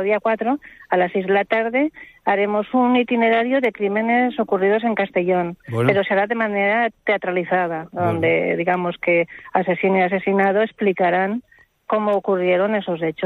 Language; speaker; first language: Spanish; native; Spanish